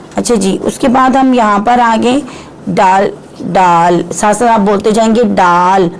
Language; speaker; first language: Urdu; non-native, local second language; Punjabi